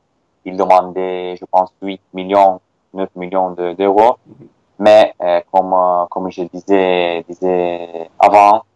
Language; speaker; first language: French; non-native, fluent; Italian